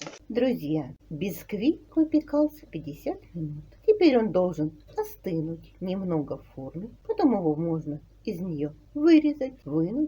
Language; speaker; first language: Russian; native; Russian